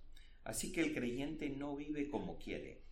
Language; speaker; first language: Spanish; native; Spanish